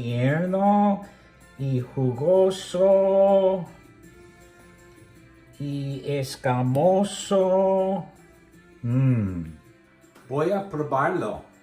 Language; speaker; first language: Spanish; non-native, learner; English